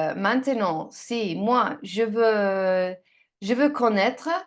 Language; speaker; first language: French; non-native, learner; English